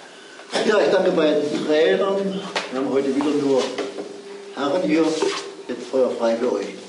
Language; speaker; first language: German; native; German